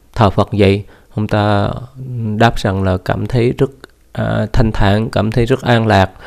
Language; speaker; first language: Vietnamese; native; Vietnamese